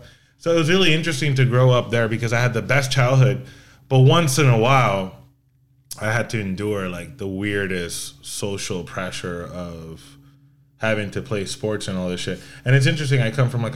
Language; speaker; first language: English; non-native, fluent; Spanish